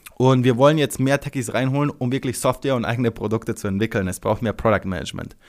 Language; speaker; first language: German; early bilingual, other home language; Croatian